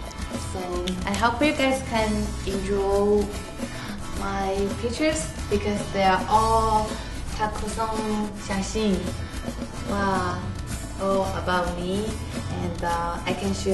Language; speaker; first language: English; non-native, fluent; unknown